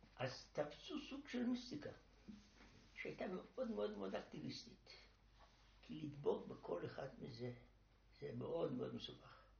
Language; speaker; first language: Hebrew; non-native, fluent; Romanian